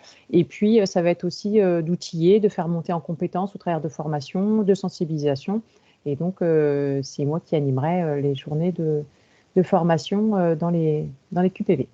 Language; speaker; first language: French; native; French